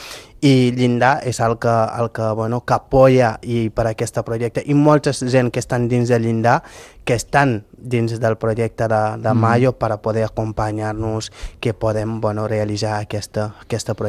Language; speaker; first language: Catalan; non-native, local second language; Fula